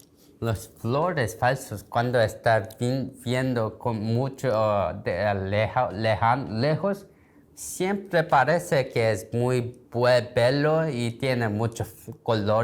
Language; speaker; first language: Spanish; non-native, learner; Korean